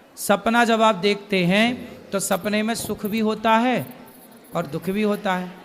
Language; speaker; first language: Hindi; native; Hindi